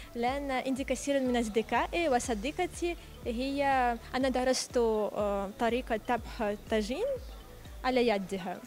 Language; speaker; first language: Arabic; non-native, fluent; Ukrainian